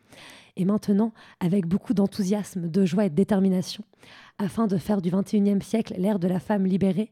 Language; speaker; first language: French; native; French